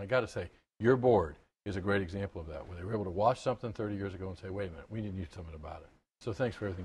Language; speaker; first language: English; native; English